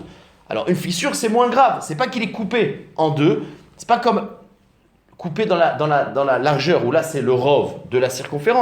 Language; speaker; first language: French; native; French